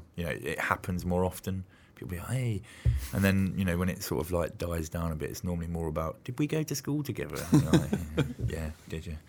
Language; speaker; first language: English; native; English